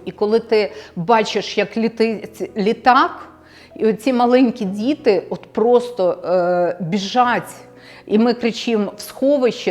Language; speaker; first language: Ukrainian; native; Ukrainian